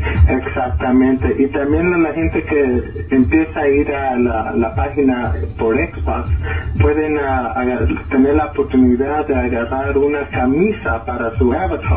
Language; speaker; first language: Spanish; early bilingual, heritage; Spanish